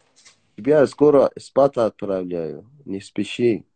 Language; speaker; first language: Russian; non-native, learner; Persian